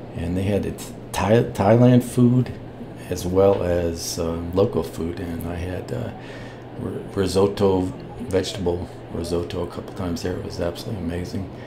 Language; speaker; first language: English; native; English